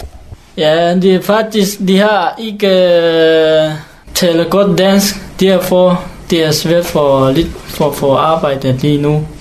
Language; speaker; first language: Danish; non-native, learner; Hakha Chin